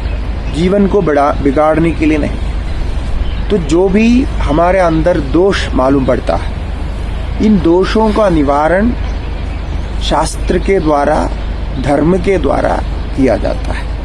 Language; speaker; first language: Hindi; non-native, local second language; Malayalam